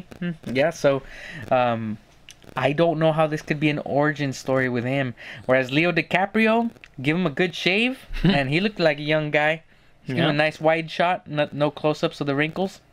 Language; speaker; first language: English; native; English